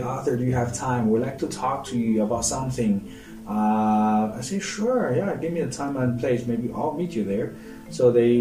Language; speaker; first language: English; non-native, fluent; Chinese